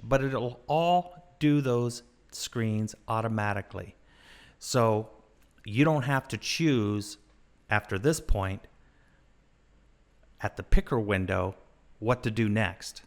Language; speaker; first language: English; native; English